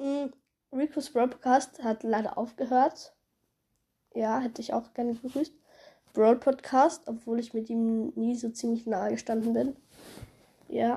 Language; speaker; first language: German; native; German